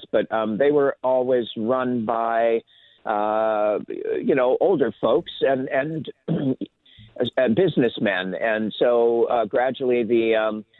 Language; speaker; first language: English; native; English